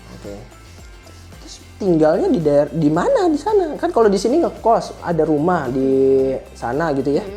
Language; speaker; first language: Indonesian; native; Indonesian